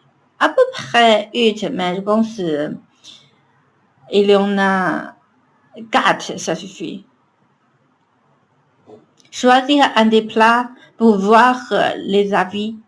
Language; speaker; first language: French; non-native, learner; Chinese